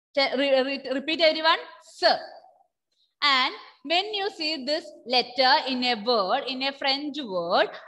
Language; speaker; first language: English; non-native, local second language; Malayalam